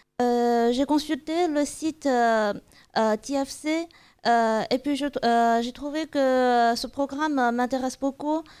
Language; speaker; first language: French; non-native, fluent; Chinese